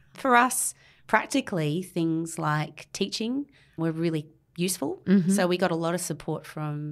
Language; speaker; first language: English; native; English